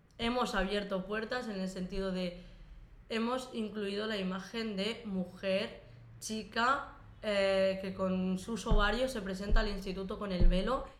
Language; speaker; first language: Spanish; early bilingual, other home language; Arabic